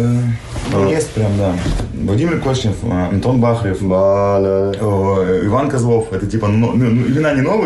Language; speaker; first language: Russian; native; Russian